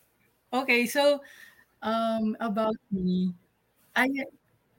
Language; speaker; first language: English; non-native, local second language; Pampanga